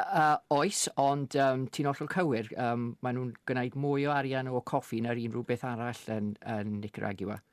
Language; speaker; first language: Welsh; non-native, fluent; English